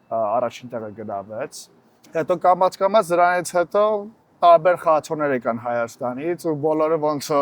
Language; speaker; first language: Armenian; early bilingual, heritage; Armenian